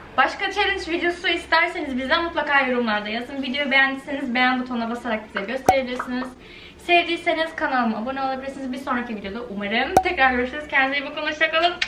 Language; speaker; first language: Turkish; early bilingual, heritage; Turkish